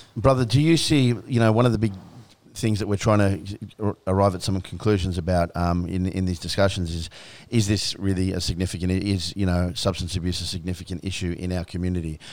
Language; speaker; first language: English; native; English